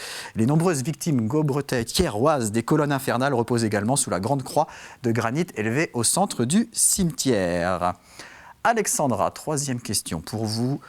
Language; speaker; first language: French; native; French